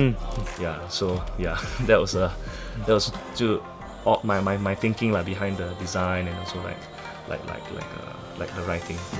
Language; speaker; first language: English; native; English